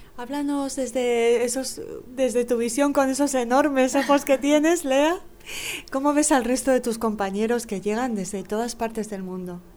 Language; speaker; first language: Spanish; native; Spanish